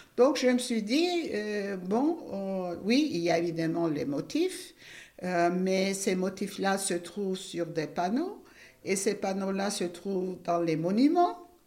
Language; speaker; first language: French; non-native, fluent; Turkish